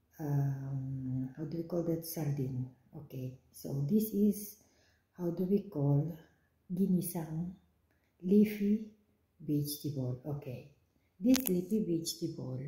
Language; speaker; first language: English; non-native, local second language; Filipino